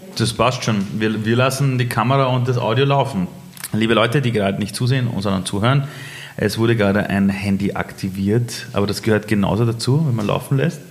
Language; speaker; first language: German; early bilingual, other home language; Persian